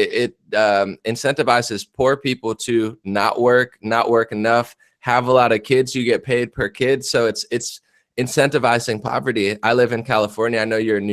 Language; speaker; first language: English; native; English